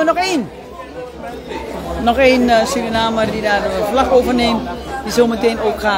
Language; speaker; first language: Dutch; native; Dutch